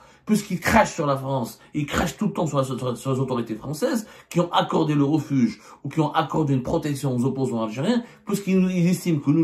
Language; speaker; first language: French; non-native, local second language; Arabic